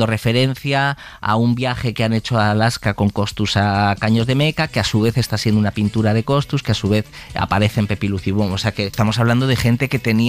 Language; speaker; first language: Spanish; native; Spanish